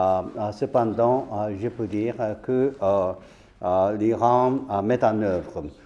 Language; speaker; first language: French; non-native, fluent; Japanese